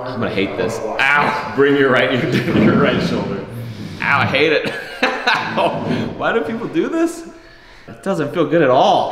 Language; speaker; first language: English; native; English